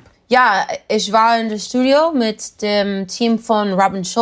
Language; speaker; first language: German; non-native, learner; English